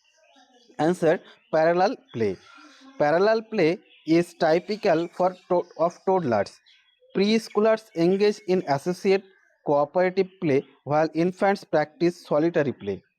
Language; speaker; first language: English; non-native, local second language; Bangla